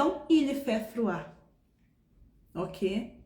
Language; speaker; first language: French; non-native, fluent; Portuguese